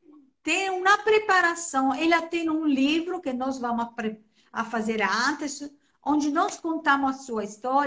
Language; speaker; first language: Portuguese; non-native, fluent; Italian